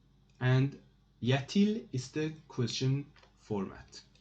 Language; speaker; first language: English; non-native, fluent; Persian